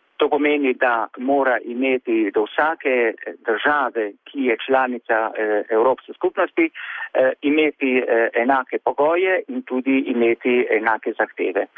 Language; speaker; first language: Slovenian; native; Slovenian